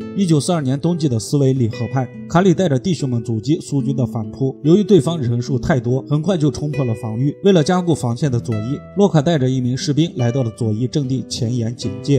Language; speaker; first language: Chinese; native; Chinese